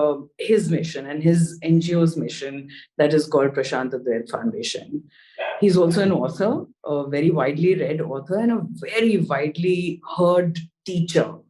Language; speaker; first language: English; non-native, local second language; Hindi